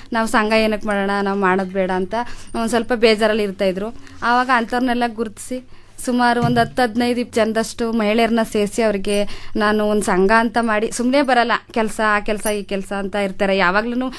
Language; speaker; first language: Kannada; native; Kannada